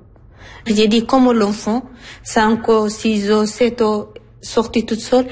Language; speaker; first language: French; non-native, learner; Arabic